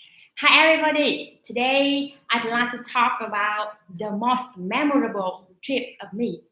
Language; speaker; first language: English; non-native, learner; Vietnamese